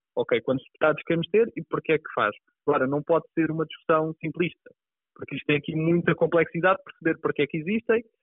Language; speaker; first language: Portuguese; native; Portuguese